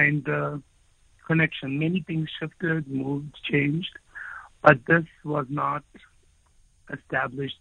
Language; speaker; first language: English; non-native, local second language; Afrikaans